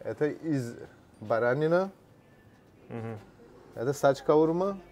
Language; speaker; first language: Russian; non-native, learner; Turkish